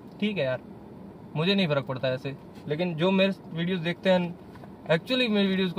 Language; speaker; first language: Hindi; native; Hindi